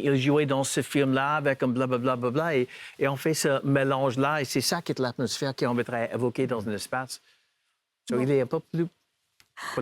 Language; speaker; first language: French; non-native, fluent; English